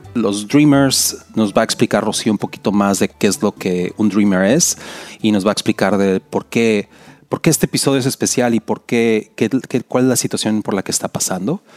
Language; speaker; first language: Spanish; native; Spanish